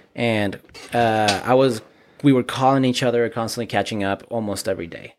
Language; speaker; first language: English; early bilingual, other home language; Spanish